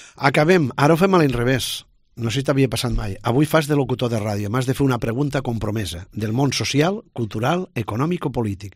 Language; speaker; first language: Catalan; native; Catalan